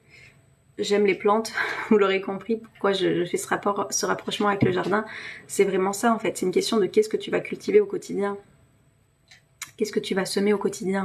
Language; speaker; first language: French; native; French